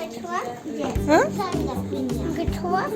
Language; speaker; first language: Korean; early bilingual, heritage; Korean